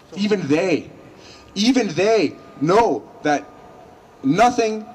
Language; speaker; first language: English; native; English